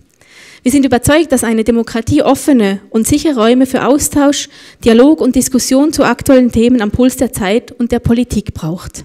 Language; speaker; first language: German; native; German